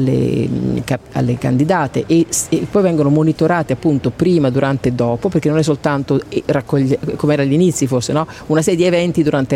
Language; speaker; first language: Italian; native; Italian